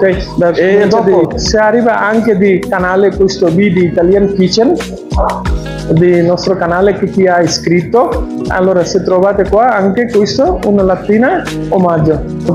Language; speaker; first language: Italian; non-native, learner; Bangla